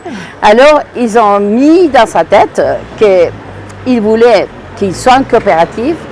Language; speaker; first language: French; non-native, fluent; Spanish